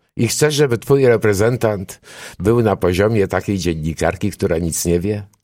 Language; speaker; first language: Polish; early bilingual, other home language; Greek